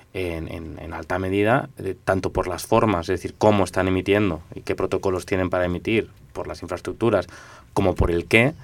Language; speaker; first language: Spanish; non-native, local second language; Catalan